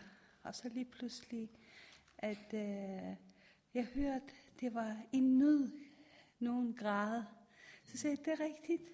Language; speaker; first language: Danish; non-native, fluent; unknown